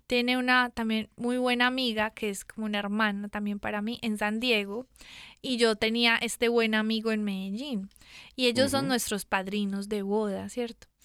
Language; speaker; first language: Spanish; native; Spanish